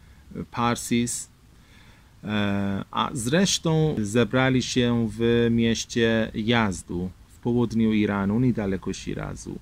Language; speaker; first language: Polish; non-native, fluent; Persian